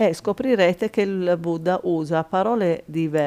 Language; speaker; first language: Italian; native; Italian